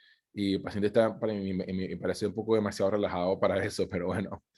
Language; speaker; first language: Spanish; native; Spanish